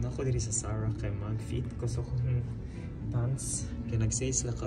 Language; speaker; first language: Cebuano; non-native, local second language; Filipino